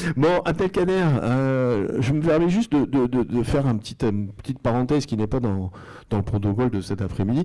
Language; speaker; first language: French; native; French